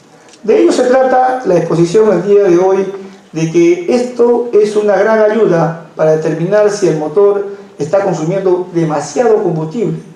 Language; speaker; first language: Spanish; native; Spanish